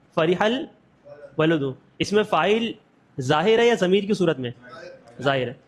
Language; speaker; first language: Urdu; native; Urdu